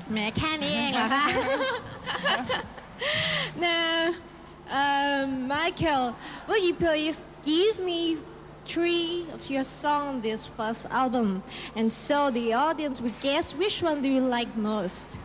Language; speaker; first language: English; non-native, learner; Thai